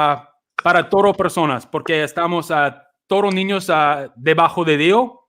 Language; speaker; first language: Spanish; non-native, learner; English